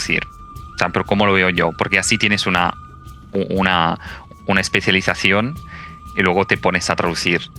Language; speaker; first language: Spanish; non-native, fluent; Italian